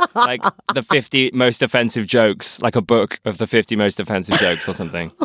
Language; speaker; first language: English; native; English